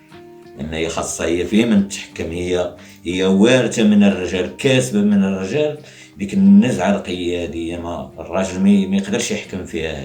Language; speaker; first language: Arabic; native; Arabic